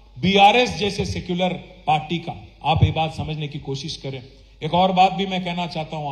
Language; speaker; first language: Hindi; non-native, local second language; Telugu